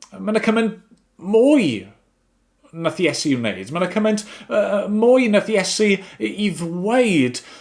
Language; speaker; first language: Welsh; native; Welsh